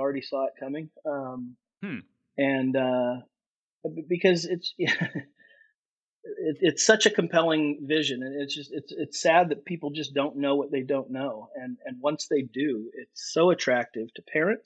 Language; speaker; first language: English; native; English